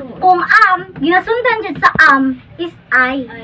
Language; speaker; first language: Cebuano; native; Cebuano